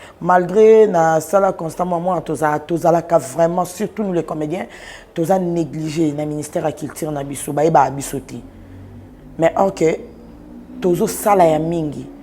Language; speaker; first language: Lingala; non-native, local second language; Swahili